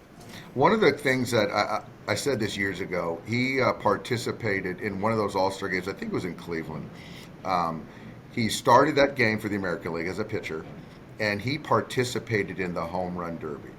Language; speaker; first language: English; native; English